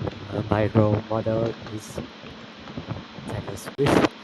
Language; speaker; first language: English; non-native, learner; Vietnamese